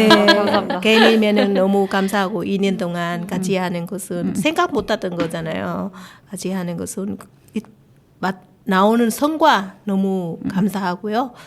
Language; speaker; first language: Korean; non-native, learner; Vietnamese